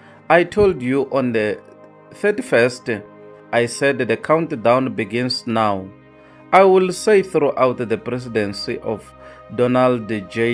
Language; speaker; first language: English; non-native, local second language; Tsonga